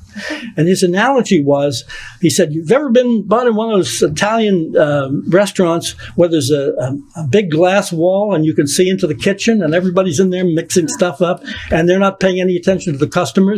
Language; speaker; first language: English; native; English